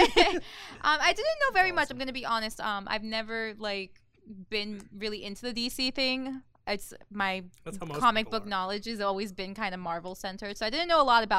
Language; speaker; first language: English; non-native, fluent; Spanish